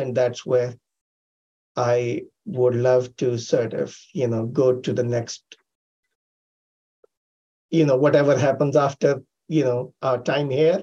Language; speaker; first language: English; non-native, local second language; Hindi